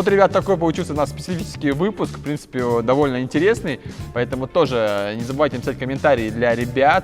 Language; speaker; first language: Russian; native; Russian